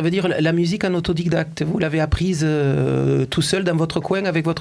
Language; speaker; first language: French; native; French